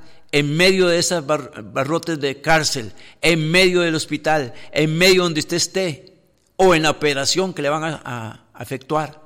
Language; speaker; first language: Spanish; native; Spanish